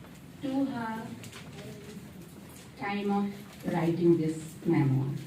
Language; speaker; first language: English; non-native, local second language; Assamese